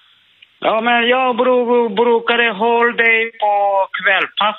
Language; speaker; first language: Swedish; non-native, learner; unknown